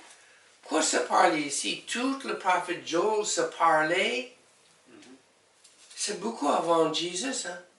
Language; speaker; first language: French; non-native, learner; English